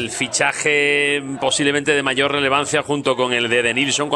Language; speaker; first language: Spanish; native; Spanish